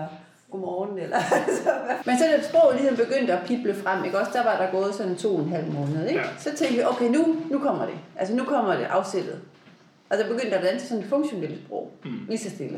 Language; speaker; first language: Danish; native; Danish